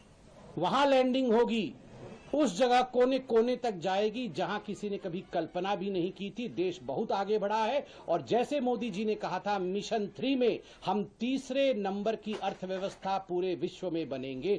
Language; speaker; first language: Hindi; native; Hindi